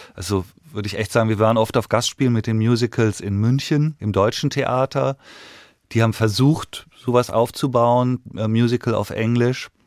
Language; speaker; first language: German; native; German